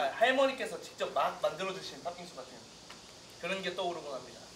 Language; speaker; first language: Korean; native; Korean